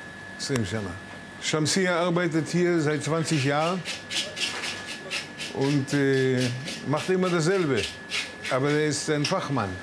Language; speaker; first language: German; early bilingual, heritage; German